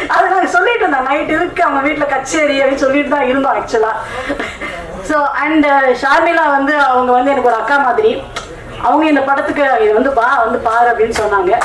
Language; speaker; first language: Tamil; non-native, local second language; Telugu